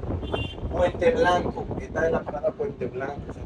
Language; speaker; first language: Spanish; native; Spanish